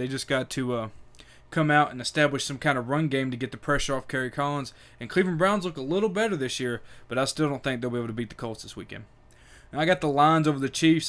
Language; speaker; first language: English; native; English